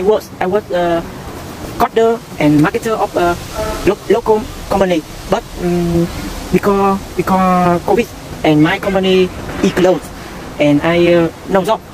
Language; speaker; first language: English; non-native, learner; Vietnamese